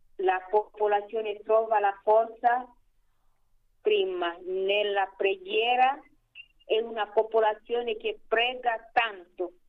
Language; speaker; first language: Italian; non-native, fluent; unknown